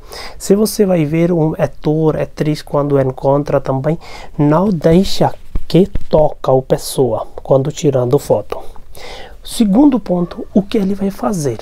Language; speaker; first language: Portuguese; non-native, learner; Hindi